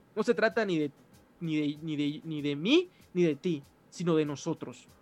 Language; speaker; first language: Spanish; native; Spanish